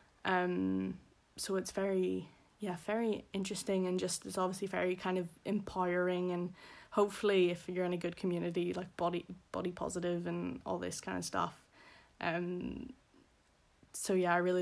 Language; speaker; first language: English; native; English